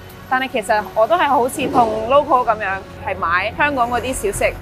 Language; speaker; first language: Cantonese; early bilingual, other home language; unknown